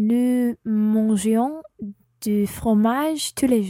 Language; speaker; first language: French; non-native, learner; English